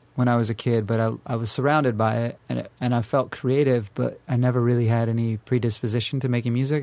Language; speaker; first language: English; native; English